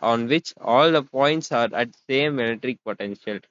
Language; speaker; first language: English; non-native, local second language; Tamil